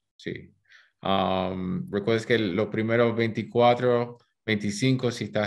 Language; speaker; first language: Spanish; early bilingual, heritage; Spanish